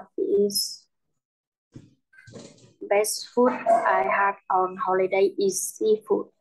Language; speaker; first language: English; non-native, learner; Vietnamese